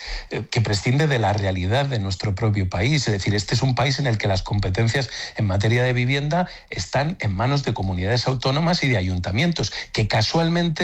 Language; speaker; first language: Spanish; native; Spanish